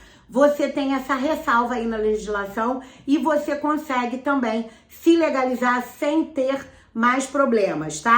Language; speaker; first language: Portuguese; native; Portuguese